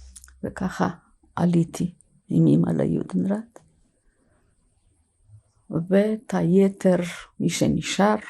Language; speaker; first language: Hebrew; non-native, fluent; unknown